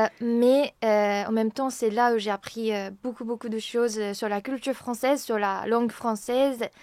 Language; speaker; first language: French; non-native, fluent; Japanese